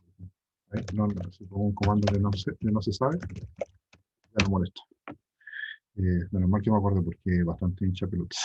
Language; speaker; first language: Spanish; native; Spanish